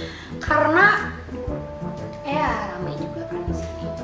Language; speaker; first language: Indonesian; native; Indonesian